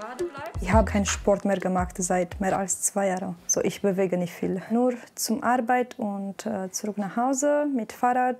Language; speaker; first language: German; non-native, learner; Romanian